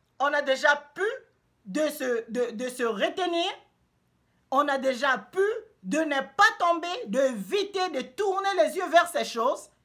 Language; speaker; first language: French; non-native, local second language; Lingala